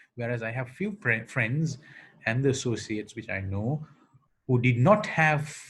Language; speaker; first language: English; non-native, local second language; Sinhala